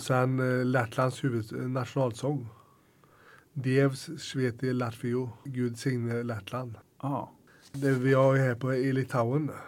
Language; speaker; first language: Swedish; native; Swedish